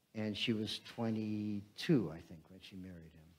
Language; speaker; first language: English; native; English